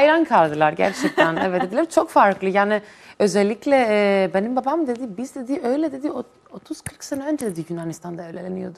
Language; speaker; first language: Turkish; non-native, fluent; Greek